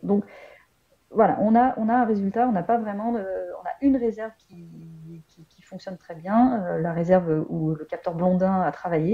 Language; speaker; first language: French; native; French